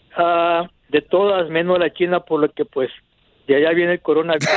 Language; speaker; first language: Spanish; native; Spanish